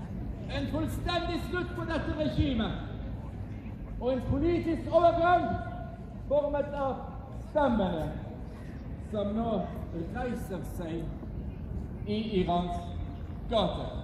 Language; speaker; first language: Norwegian; non-native, fluent; Persian